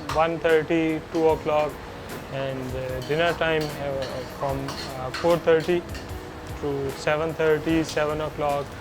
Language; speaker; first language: English; non-native, learner; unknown